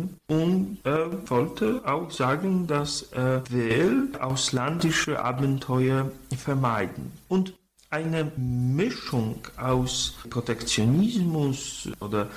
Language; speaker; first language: German; non-native, fluent; Polish